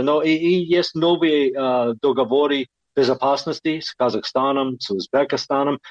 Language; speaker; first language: Russian; non-native, fluent; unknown